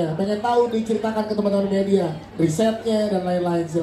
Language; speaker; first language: Indonesian; native; Indonesian